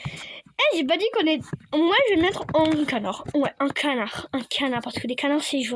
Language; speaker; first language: French; native; French